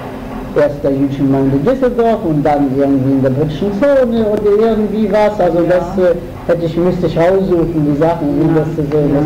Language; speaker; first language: German; non-native, fluent; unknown